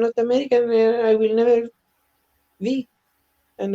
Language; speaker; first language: English; non-native, learner; Spanish